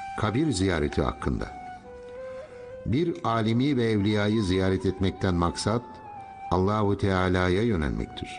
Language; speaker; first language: Turkish; native; Turkish